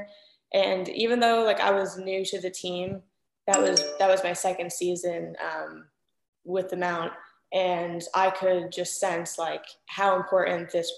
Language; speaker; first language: English; native; English